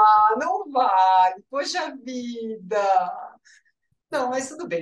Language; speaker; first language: Portuguese; native; Portuguese